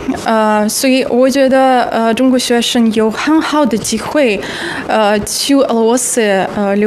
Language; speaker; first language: Chinese; non-native, fluent; Russian